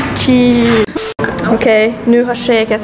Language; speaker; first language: Swedish; native; Swedish